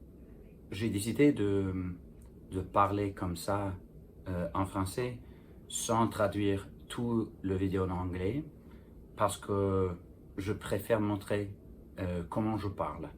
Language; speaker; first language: French; non-native, fluent; English